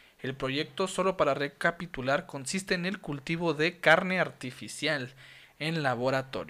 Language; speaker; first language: Spanish; native; Spanish